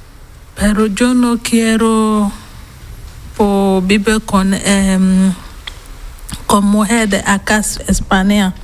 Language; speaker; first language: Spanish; non-native, learner; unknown